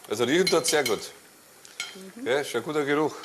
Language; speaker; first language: German; native; German